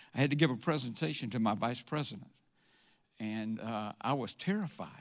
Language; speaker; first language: English; native; English